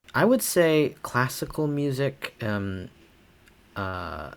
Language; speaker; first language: English; non-native, fluent; Chinese